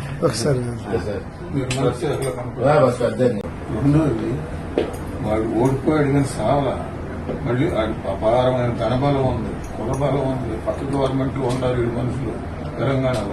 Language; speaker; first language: Telugu; native; Telugu